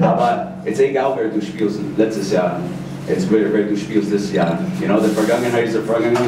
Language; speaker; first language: German; non-native, fluent; English